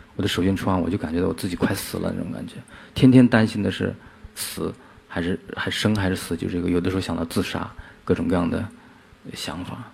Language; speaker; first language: Chinese; native; Chinese